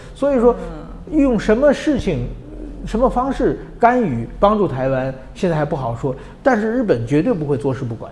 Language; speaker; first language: Chinese; native; Chinese